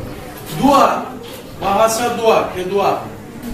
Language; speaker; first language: Indonesian; non-native, learner; Turkish